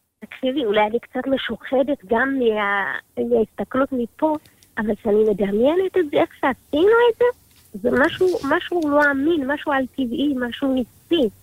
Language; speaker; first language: Hebrew; early bilingual, other home language; Amharic